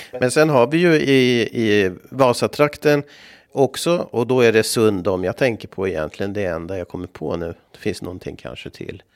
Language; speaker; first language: Swedish; native; Swedish